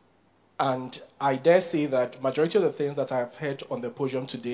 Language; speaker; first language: English; non-native, local second language; Akan